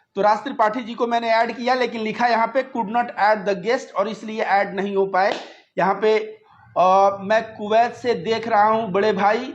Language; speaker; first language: Hindi; native; Hindi